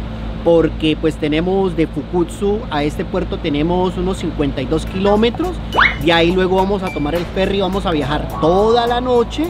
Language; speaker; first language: Spanish; native; Spanish